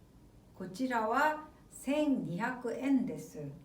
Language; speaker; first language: Japanese; non-native, fluent; Korean